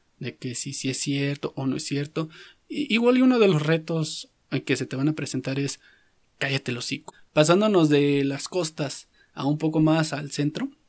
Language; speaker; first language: Spanish; native; Spanish